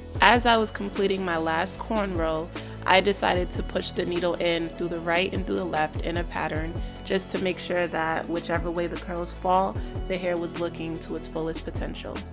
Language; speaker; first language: English; native; English